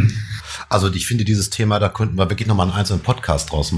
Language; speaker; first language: German; native; German